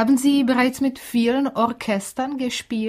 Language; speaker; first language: German; non-native, fluent; Czech